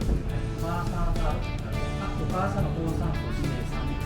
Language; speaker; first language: Japanese; non-native, fluent; Filipino